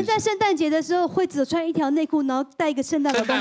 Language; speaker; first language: Chinese; native; Chinese